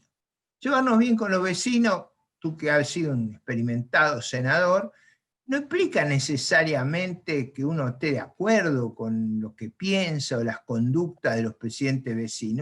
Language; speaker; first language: Spanish; native; Spanish